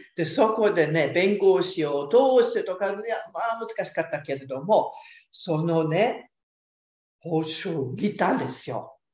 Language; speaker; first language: Japanese; non-native, fluent; German